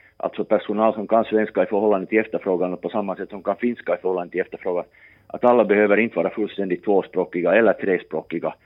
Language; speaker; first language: Swedish; native; Swedish